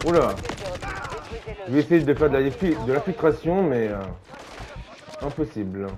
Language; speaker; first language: French; native; French